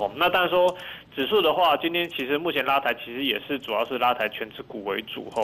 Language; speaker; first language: Chinese; native; Chinese